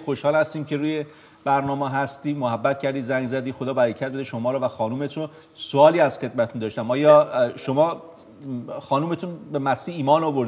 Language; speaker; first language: Persian; native; Persian